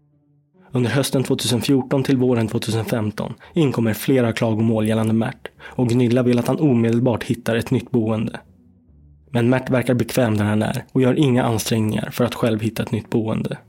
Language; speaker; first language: Swedish; native; Swedish